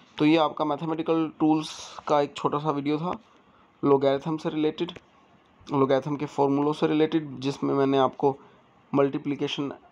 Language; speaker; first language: Hindi; native; Hindi